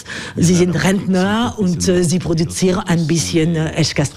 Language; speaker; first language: German; non-native, learner; French